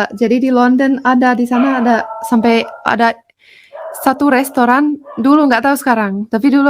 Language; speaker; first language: Indonesian; non-native, fluent; Finnish